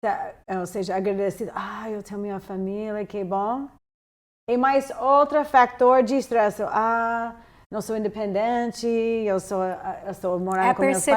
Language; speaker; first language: Portuguese; non-native, fluent; English